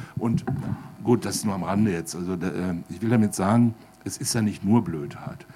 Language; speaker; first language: German; native; German